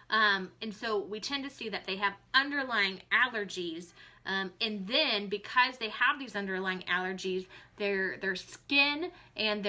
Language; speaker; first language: English; native; English